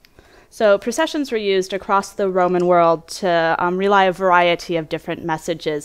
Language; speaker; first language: English; native; English